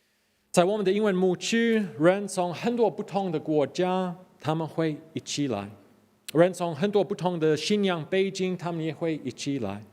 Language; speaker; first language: Chinese; non-native, fluent; English